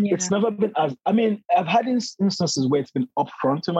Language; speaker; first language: English; non-native, local second language; Yoruba